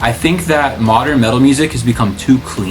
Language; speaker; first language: English; native; English